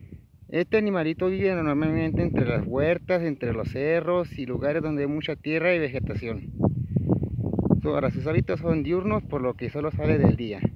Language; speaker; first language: Spanish; native; Spanish